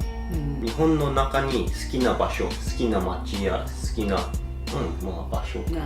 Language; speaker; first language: Japanese; early bilingual, heritage; English